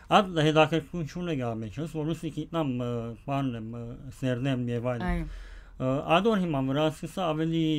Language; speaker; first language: Armenian; early bilingual, heritage; Armenian